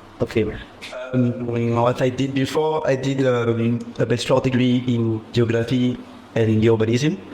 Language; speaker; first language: English; non-native, fluent; French